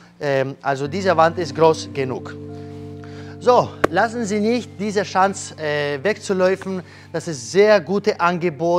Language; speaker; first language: German; non-native, learner; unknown